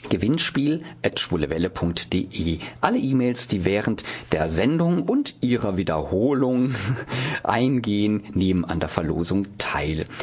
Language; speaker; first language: German; native; German